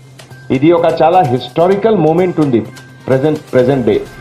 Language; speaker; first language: Telugu; non-native, fluent; Hindi